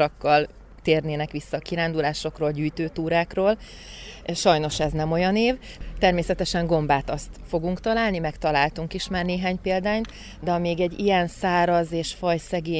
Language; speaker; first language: Hungarian; native; Hungarian